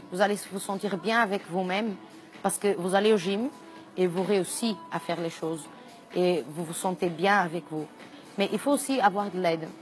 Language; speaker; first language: French; non-native, fluent; Portuguese